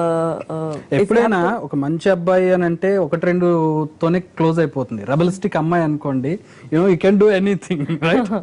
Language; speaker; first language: Telugu; native; Telugu